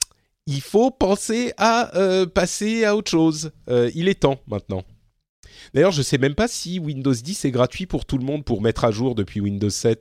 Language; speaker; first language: French; native; French